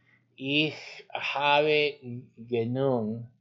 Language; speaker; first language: German; non-native, learner; English